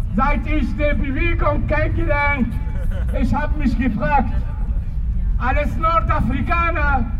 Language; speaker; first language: German; non-native, learner; Arabic